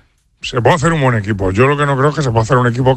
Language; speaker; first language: Spanish; native; Spanish